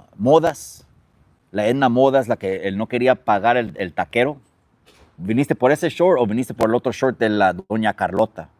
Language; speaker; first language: Spanish; early bilingual, other home language; English